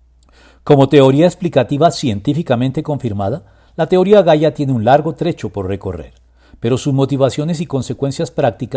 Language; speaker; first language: Spanish; native; Spanish